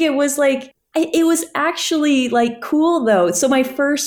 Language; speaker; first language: English; native; English